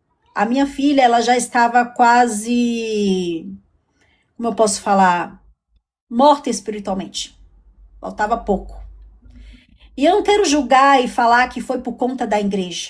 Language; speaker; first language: Portuguese; native; Portuguese